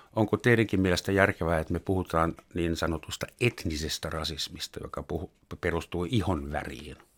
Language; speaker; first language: Finnish; non-native, fluent; German